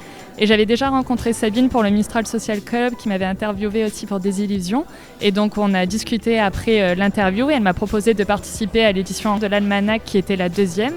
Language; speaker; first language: French; native; French